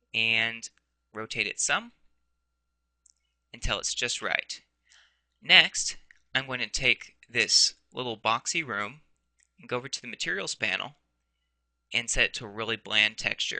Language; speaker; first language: English; native; English